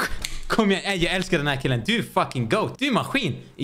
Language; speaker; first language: Swedish; native; Swedish